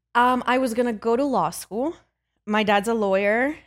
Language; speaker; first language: English; early bilingual, other home language; Spanish